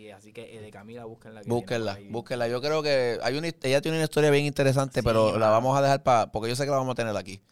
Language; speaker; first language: Spanish; native; Spanish